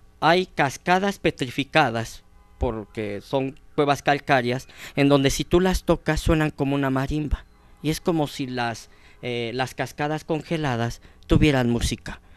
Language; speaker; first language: Spanish; native; Spanish